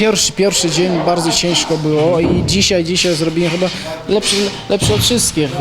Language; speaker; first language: Polish; non-native, learner; Chechen